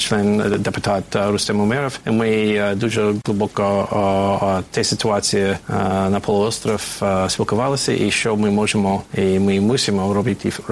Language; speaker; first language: Ukrainian; non-native, fluent; English